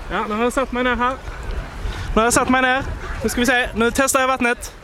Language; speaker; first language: Swedish; native; Swedish